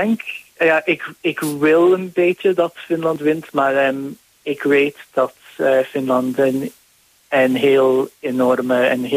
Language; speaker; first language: Dutch; non-native, fluent; English